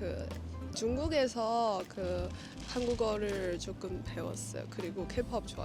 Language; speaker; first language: Korean; non-native, learner; Chinese